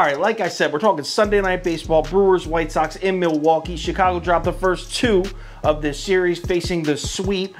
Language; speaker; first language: English; native; English